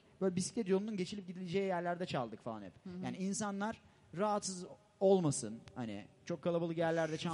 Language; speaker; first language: Turkish; native; Turkish